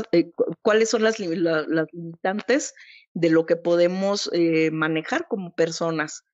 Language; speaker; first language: Spanish; native; Spanish